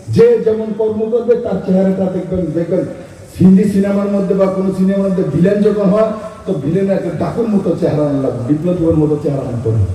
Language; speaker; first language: Bangla; native; Bangla